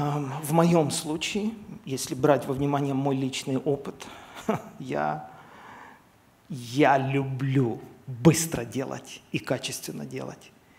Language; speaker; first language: Russian; native; Russian